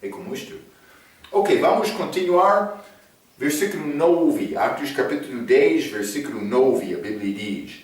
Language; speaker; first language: Portuguese; non-native, fluent; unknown